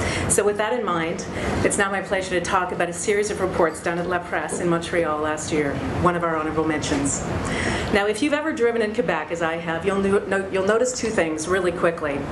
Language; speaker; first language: English; native; English